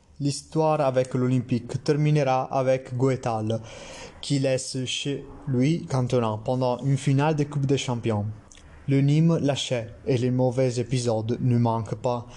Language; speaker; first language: French; non-native, learner; Italian